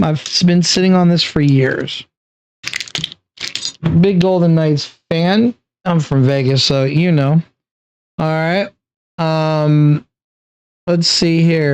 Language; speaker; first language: English; native; English